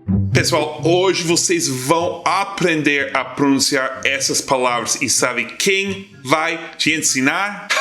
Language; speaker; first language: Portuguese; non-native, fluent; English